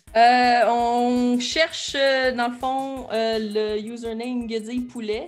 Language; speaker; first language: French; native; French